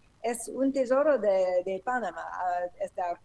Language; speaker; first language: Spanish; non-native, fluent; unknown